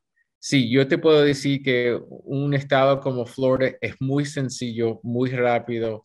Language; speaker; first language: Spanish; early bilingual, heritage; Spanish